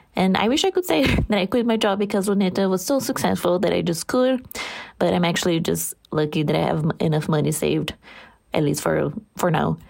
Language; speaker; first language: English; non-native, fluent; Portuguese